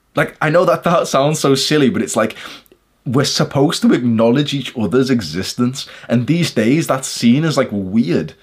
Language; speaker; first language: English; native; English